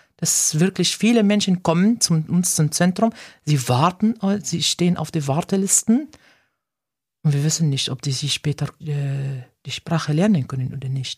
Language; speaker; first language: German; non-native, fluent; Arabic